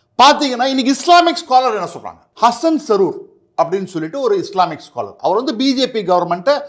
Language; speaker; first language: Tamil; native; Tamil